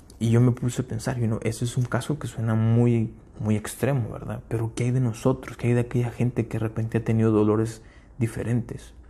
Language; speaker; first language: Spanish; early bilingual, heritage; Spanish